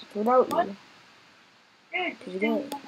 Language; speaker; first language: English; native; English